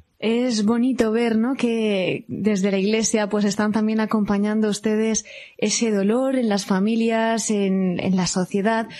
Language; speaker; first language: Spanish; native; Spanish